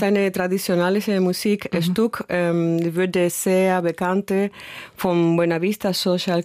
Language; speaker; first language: German; non-native, learner; Spanish